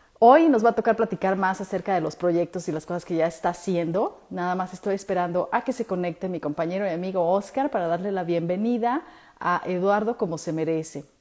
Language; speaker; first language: Spanish; native; Spanish